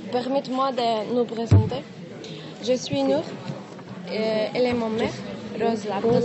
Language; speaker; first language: French; non-native, learner; Arabic